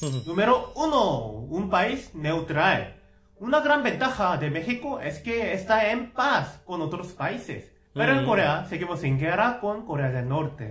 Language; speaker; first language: Spanish; non-native, fluent; Korean